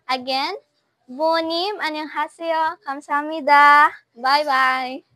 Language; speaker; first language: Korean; non-native, learner; Cebuano